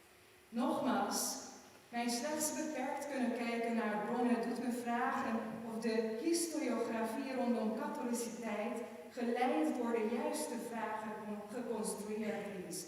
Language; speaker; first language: Dutch; non-native, fluent; German